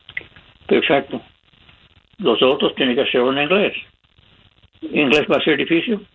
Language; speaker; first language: Spanish; non-native, fluent; English